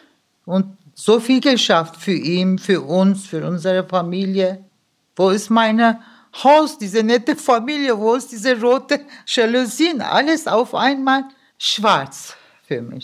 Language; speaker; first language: German; early bilingual, other home language; Turkish